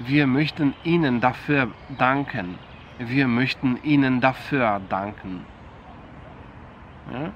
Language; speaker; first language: German; non-native, fluent; Polish